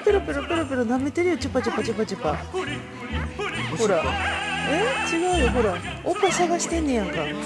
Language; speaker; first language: Japanese; native; Japanese